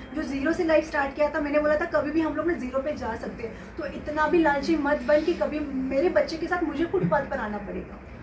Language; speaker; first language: Hindi; non-native, local second language; Marathi